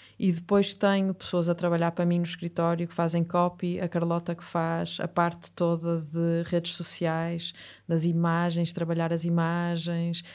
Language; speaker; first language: Portuguese; native; Portuguese